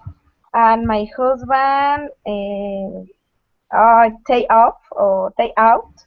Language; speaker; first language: English; non-native, learner; Spanish